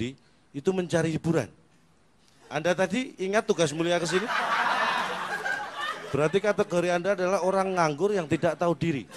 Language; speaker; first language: Indonesian; native; Indonesian